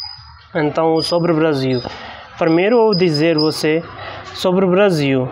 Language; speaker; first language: Portuguese; non-native, learner; Hindi